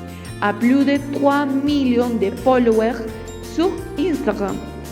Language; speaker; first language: French; non-native, learner; Spanish